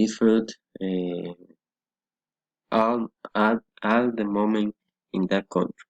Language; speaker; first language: English; non-native, learner; Spanish